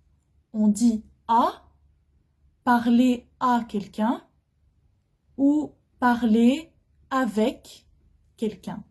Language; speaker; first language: French; non-native, fluent; Arabic